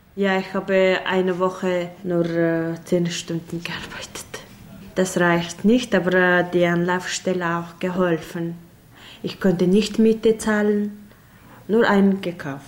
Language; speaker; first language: German; non-native, learner; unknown